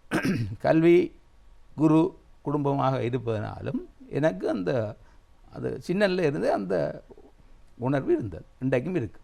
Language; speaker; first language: Tamil; native; Tamil